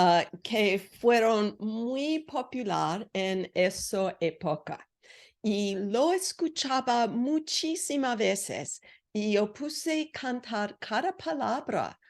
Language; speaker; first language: Spanish; non-native, learner; English